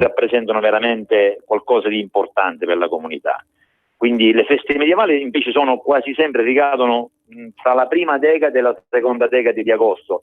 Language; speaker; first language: Italian; native; Italian